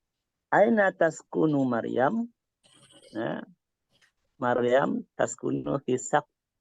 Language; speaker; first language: Arabic; non-native, learner; Indonesian